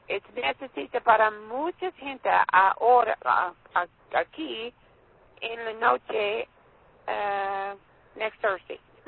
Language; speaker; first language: Spanish; non-native, learner; English